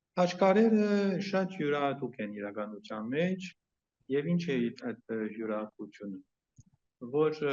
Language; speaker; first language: Armenian; early bilingual, heritage; Armenian